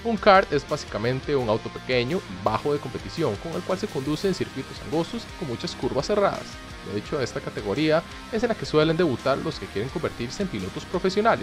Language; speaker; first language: Spanish; native; Spanish